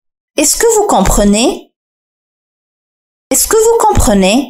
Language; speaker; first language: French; non-native, fluent; Arabic